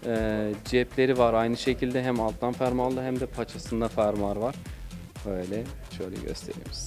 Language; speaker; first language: Turkish; native; Turkish